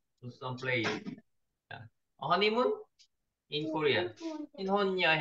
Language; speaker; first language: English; non-native, learner; Korean